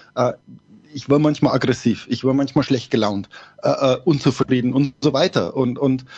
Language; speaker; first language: German; native; German